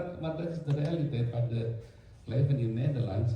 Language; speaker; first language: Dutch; non-native, learner; Indonesian